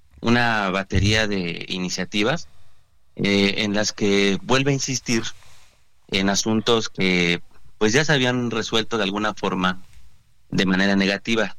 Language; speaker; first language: Spanish; native; Spanish